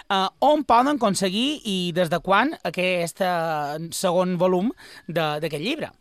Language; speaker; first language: Catalan; native; Catalan